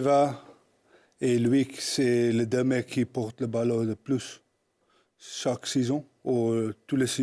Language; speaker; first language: French; non-native, learner; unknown